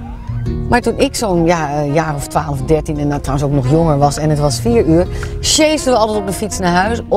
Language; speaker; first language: Dutch; native; Dutch